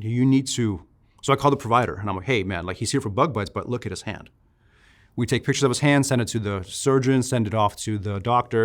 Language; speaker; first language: English; native; English